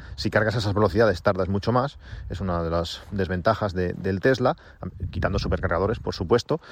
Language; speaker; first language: Spanish; native; Spanish